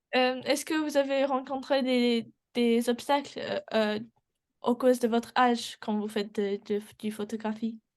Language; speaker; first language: French; non-native, learner; English